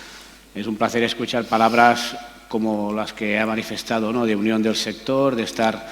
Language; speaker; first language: Spanish; native; Spanish